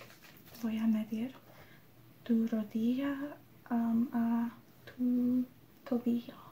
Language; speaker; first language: Spanish; non-native, learner; English